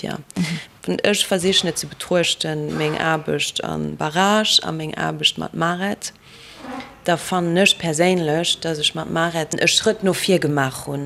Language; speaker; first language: Luxembourgish; native; Luxembourgish